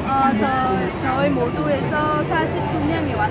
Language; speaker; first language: Korean; non-native, learner; Vietnamese